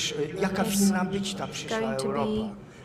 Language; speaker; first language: Polish; native; Polish